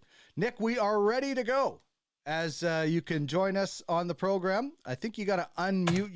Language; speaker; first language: English; native; English